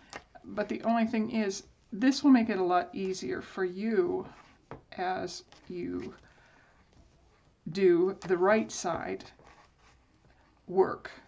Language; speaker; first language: English; native; English